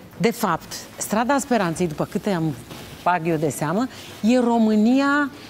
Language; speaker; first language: Romanian; native; Romanian